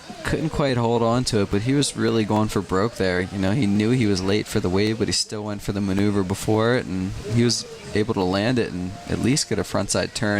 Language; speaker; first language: English; native; English